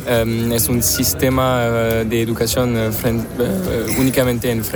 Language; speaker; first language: Spanish; non-native, learner; French